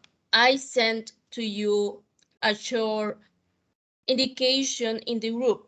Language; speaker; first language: English; non-native, fluent; Spanish